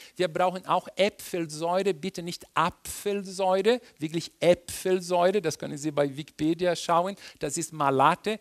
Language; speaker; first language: German; non-native, fluent; Portuguese